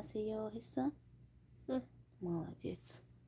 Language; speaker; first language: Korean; non-native, fluent; Tajik